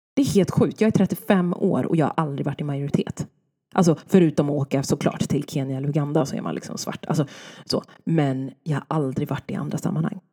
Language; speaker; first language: Swedish; native; Swedish